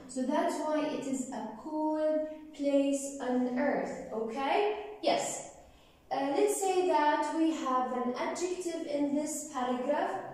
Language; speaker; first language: English; non-native, fluent; Arabic